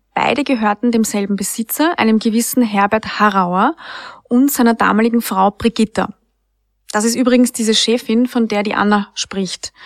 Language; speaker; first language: German; native; German